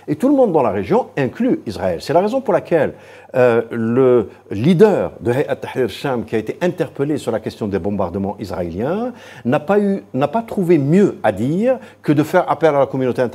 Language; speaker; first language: French; non-native, local second language; Arabic